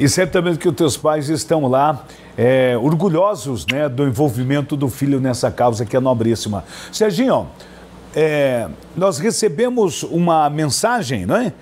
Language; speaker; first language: Portuguese; native; Portuguese